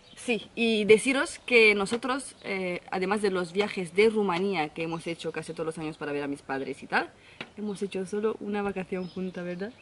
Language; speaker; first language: Spanish; non-native, fluent; Romanian